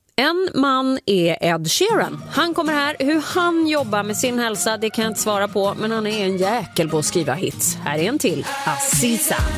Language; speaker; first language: Swedish; native; Swedish